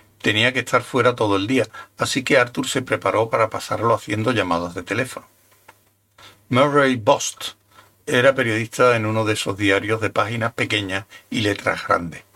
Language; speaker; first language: Spanish; native; Spanish